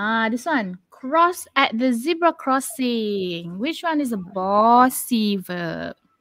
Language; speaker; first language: English; non-native, local second language; Malay